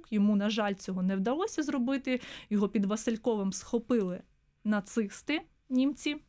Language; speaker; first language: Ukrainian; native; Ukrainian